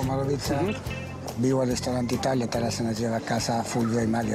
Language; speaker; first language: Polish; non-native, learner; Italian